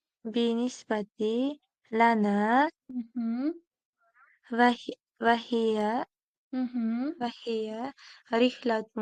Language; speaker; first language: Arabic; non-native, learner; Uzbek